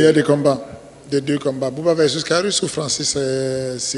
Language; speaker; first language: French; native; French